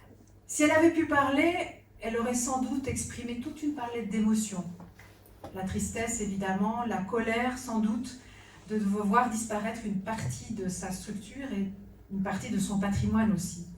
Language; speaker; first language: French; native; French